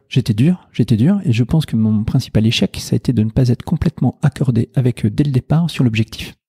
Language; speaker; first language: French; native; French